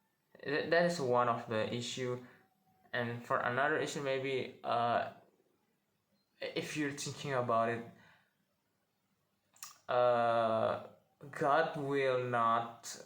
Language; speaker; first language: English; non-native, learner; Indonesian